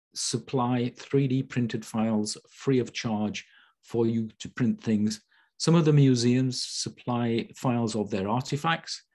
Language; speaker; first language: English; native; English